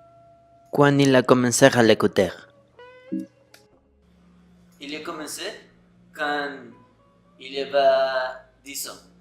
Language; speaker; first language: French; non-native, learner; Spanish